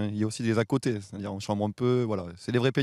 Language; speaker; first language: French; native; French